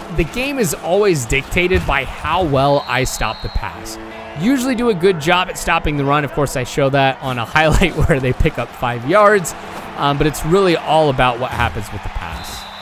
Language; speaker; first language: English; native; English